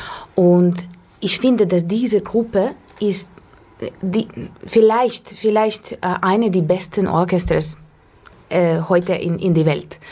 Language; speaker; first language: German; non-native, learner; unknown